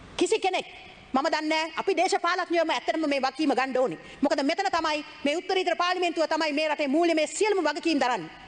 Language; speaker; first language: Sinhala; native; Sinhala